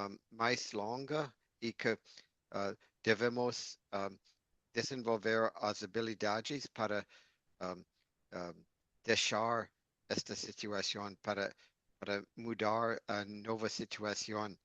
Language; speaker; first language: Portuguese; non-native, learner; English